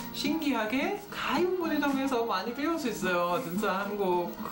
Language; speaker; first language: Korean; non-native, fluent; German